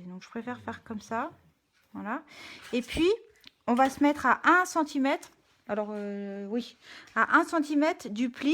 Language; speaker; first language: French; native; French